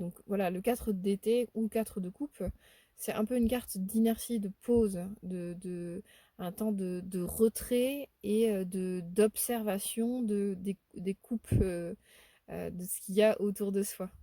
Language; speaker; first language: French; native; French